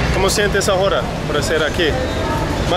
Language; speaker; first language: Spanish; non-native, learner; English